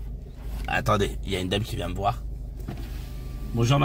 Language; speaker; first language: French; native; French